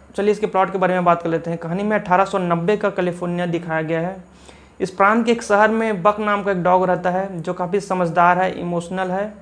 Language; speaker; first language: Hindi; native; Hindi